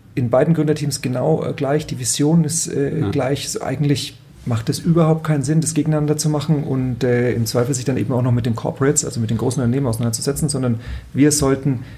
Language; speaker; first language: German; native; German